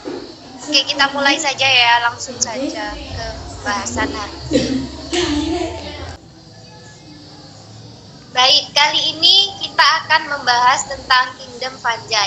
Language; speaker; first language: Indonesian; native; Indonesian